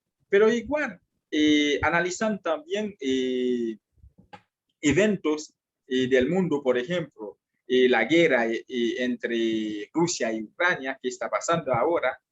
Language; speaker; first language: Spanish; non-native, fluent; French